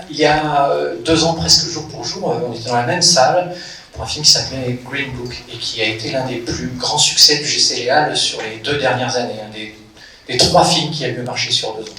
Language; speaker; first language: French; native; French